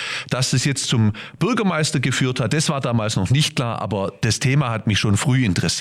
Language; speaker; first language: German; native; German